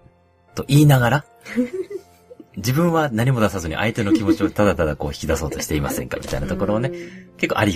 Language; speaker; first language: Japanese; native; Japanese